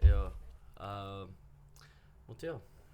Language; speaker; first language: Finnish; non-native, learner; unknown